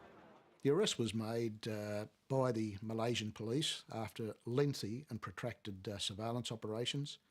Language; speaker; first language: English; native; English